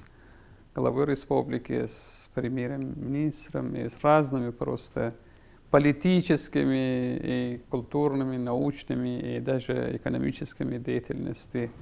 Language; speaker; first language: Russian; non-native, fluent; Persian